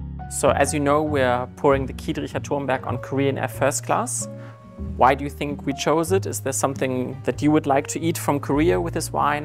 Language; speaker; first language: English; non-native, fluent; German